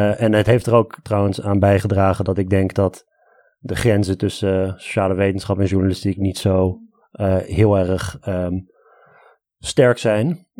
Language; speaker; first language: Dutch; early bilingual, other home language; Armenian